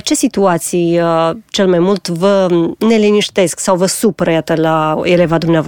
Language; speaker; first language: Romanian; native; Romanian